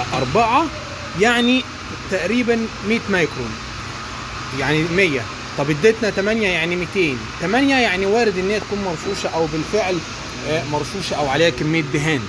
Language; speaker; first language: Arabic; native; Arabic